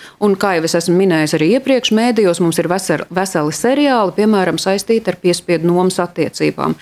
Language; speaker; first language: Latvian; native; Latvian